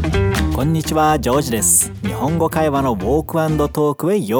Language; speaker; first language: Japanese; non-native, fluent; Portuguese